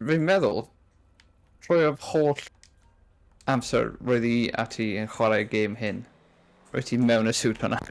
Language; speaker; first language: Welsh; non-native, local second language; English